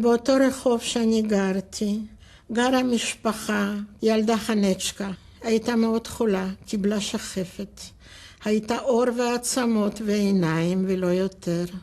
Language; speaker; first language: Hebrew; non-native, fluent; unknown